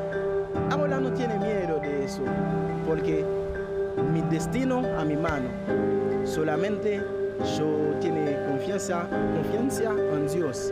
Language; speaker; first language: Spanish; non-native, learner; Haitian Creole